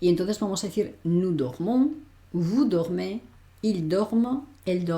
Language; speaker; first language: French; non-native, fluent; Spanish